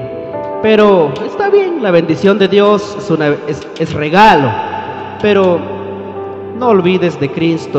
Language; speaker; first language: Spanish; non-native, local second language; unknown